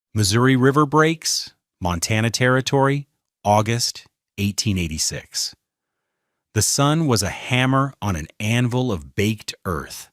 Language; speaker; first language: English; native; English